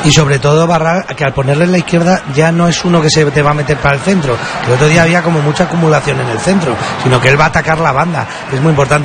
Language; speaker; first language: Spanish; native; Spanish